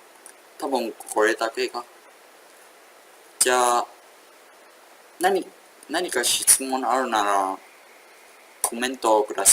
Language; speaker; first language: Japanese; non-native, learner; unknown